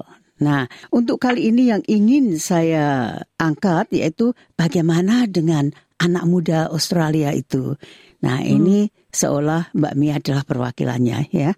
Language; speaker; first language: Indonesian; native; Indonesian